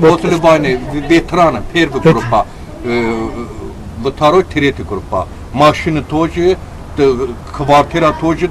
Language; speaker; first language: Russian; non-native, learner; Azerbaijani